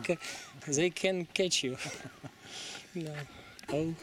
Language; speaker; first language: English; non-native, learner; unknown